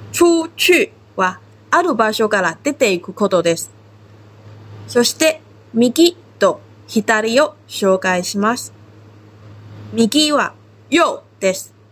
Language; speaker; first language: Japanese; non-native, fluent; Chinese